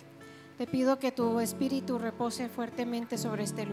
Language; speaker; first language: Spanish; native; Spanish